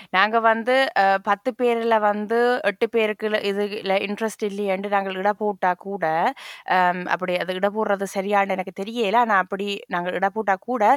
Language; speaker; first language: Tamil; early bilingual, heritage; Tamil